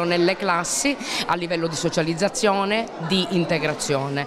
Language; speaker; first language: Italian; native; Italian